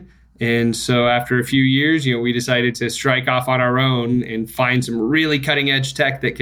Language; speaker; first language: English; native; English